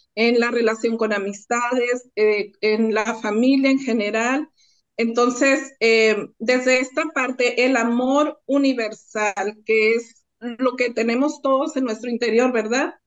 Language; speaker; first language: Spanish; native; Spanish